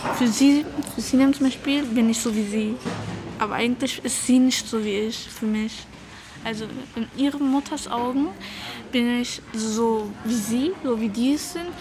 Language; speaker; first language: German; early bilingual, other home language; Turkish